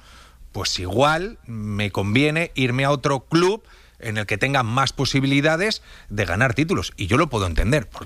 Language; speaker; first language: Spanish; native; Spanish